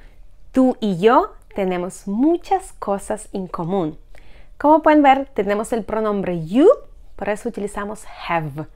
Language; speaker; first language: Spanish; non-native, fluent; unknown